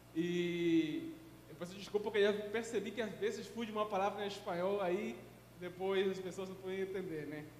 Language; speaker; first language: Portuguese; non-native, fluent; Spanish